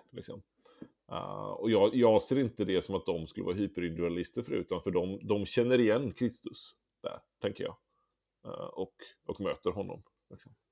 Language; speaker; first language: Swedish; native; Swedish